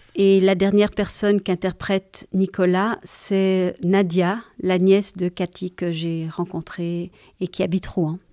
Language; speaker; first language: French; native; French